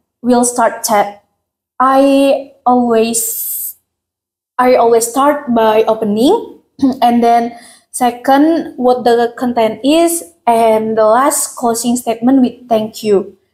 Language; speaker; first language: English; non-native, learner; Indonesian